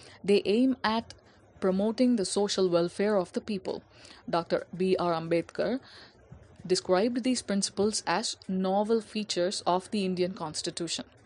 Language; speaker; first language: English; non-native, local second language; Tamil